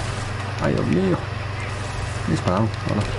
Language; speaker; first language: Spanish; native; Spanish